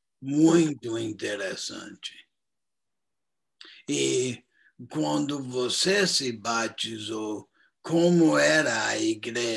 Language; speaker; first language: Portuguese; non-native, fluent; English